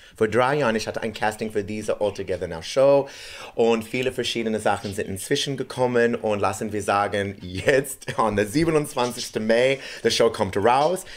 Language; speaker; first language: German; non-native, learner; English